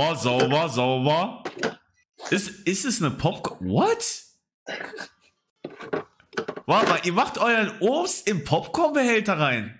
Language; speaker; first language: German; native; German